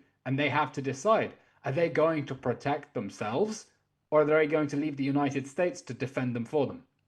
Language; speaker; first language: English; native; English